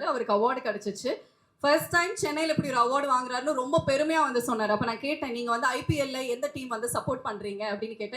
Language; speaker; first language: Tamil; native; Tamil